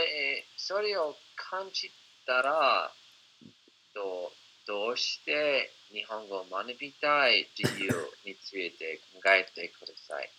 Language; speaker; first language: Japanese; non-native, fluent; English